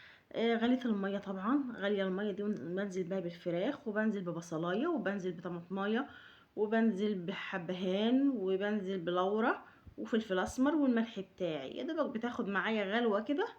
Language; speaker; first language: Arabic; native; Arabic